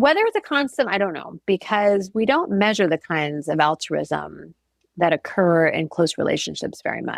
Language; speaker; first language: English; native; English